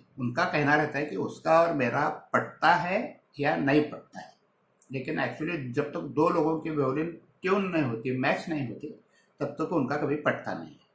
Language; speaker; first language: Hindi; non-native, local second language; Marathi